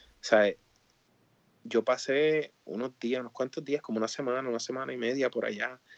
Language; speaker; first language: Spanish; native; Spanish